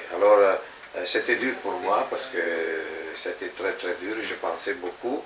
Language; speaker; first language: French; non-native, fluent; Italian